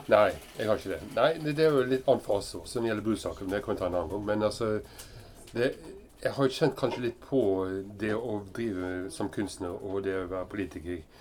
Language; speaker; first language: Norwegian; early bilingual, heritage; Norwegian